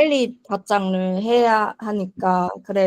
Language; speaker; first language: Korean; non-native, learner; Chinese